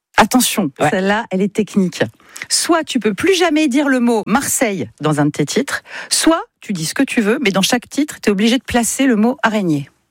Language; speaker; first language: French; native; French